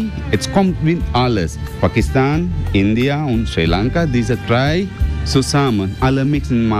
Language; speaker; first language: German; non-native, learner; Sinhala